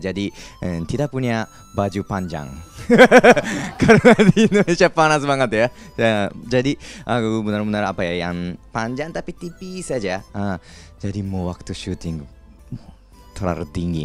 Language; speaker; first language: Indonesian; non-native, fluent; Japanese